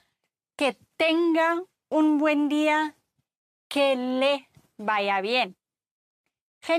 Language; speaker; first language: Spanish; non-native, fluent; German